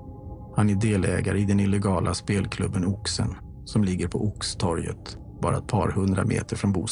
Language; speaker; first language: Swedish; native; Swedish